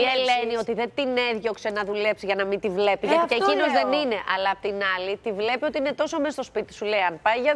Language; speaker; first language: Greek; native; Greek